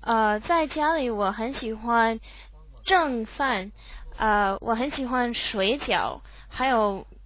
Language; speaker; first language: Chinese; non-native, learner; English